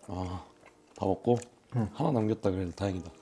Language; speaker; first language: Korean; native; Korean